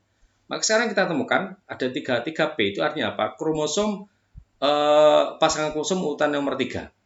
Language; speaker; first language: Indonesian; native; Indonesian